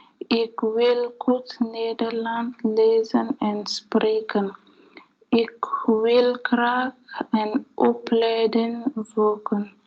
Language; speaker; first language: Dutch; non-native, learner; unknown